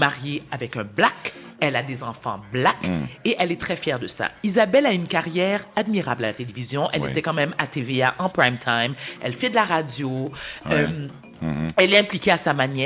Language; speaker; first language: French; native; French